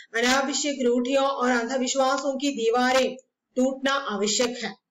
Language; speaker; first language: Hindi; non-native, local second language; Malayalam